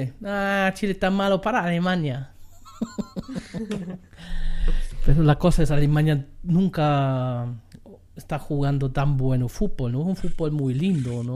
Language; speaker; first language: Spanish; non-native, learner; German